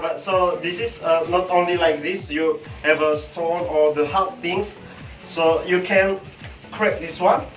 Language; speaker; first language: English; non-native, learner; Indonesian